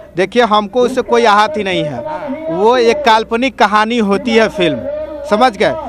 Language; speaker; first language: Hindi; native; Hindi